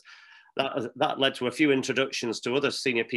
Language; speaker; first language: English; native; English